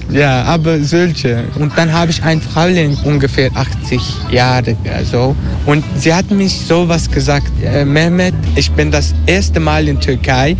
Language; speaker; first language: German; non-native, learner; Turkish